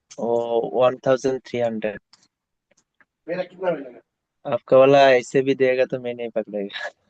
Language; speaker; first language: Hindi; non-native, local second language; Bangla